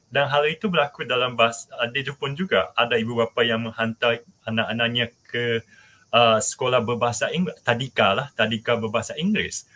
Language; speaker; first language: Malay; non-native, fluent; Japanese